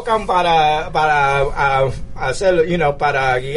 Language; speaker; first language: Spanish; early bilingual, heritage; English